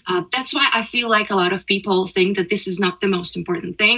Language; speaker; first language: English; non-native, fluent; Russian